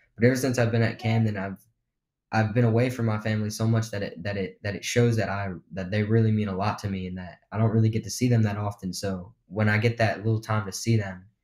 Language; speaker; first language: English; native; English